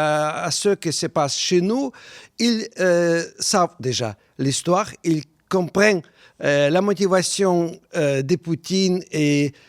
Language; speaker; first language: French; non-native, fluent; Russian